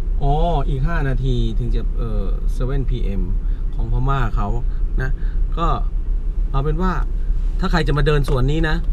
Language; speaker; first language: Thai; native; Thai